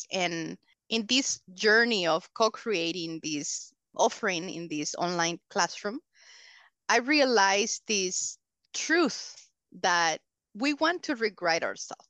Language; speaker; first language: English; non-native, fluent; Spanish